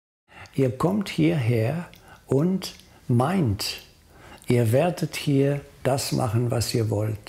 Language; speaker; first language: German; non-native, fluent; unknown